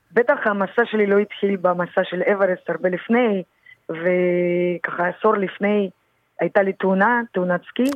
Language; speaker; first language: Hebrew; early bilingual, other home language; Russian